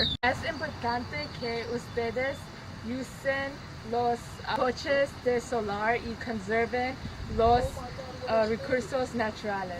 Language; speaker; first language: Spanish; non-native, learner; English